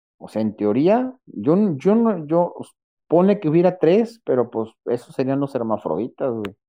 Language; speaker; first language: Spanish; native; Spanish